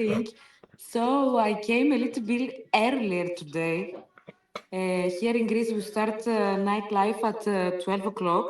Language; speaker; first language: English; non-native, learner; Greek